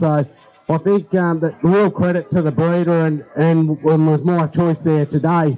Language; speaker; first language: English; native; English